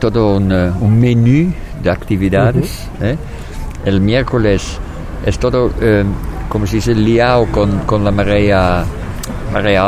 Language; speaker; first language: Spanish; non-native, fluent; Dutch